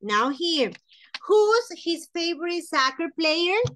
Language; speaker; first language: English; non-native, fluent; Spanish